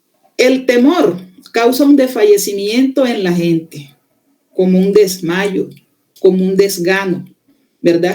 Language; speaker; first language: Spanish; native; Spanish